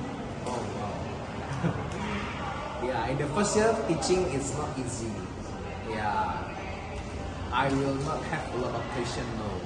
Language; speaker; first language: English; non-native, learner; Indonesian